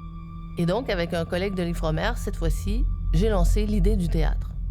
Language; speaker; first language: French; native; French